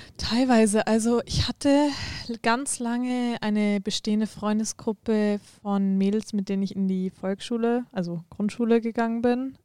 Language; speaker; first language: German; native; German